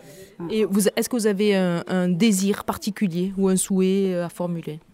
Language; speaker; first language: French; native; French